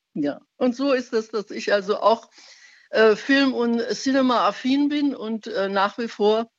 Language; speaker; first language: German; non-native, fluent; Persian